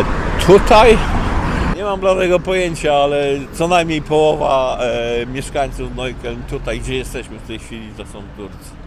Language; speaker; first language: Polish; native; Polish